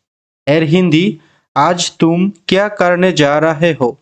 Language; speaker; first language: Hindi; non-native, learner; Bangla